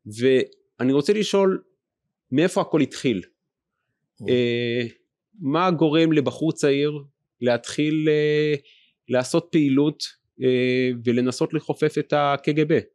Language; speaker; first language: Hebrew; native; Hebrew